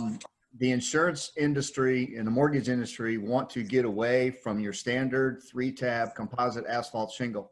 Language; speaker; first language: English; native; English